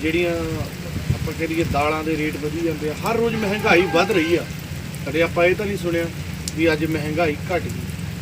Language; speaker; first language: Hindi; non-native, local second language; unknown